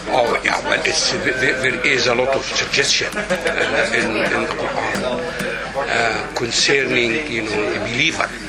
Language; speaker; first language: English; non-native, fluent; Arabic